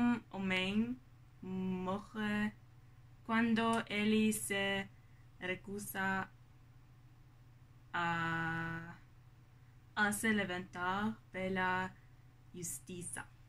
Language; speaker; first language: Portuguese; non-native, learner; Norwegian